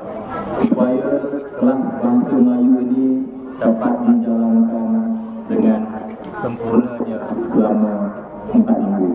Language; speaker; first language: Malay; native; Malay